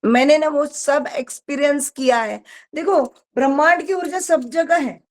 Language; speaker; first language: Hindi; non-native, local second language; Marathi